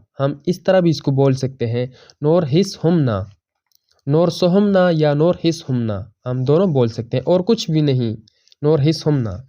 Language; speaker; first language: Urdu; non-native, local second language; Pashto